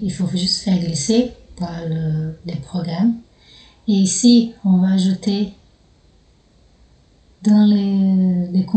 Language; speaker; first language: French; non-native, fluent; Portuguese